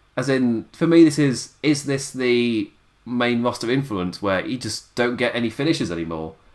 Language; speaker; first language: English; native; English